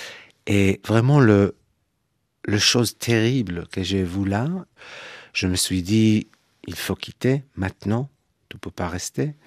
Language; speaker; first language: French; non-native, fluent; Hebrew